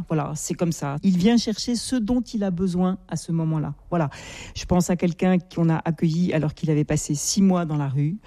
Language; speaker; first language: French; native; French